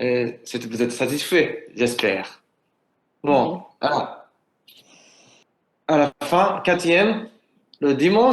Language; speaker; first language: French; non-native, learner; Japanese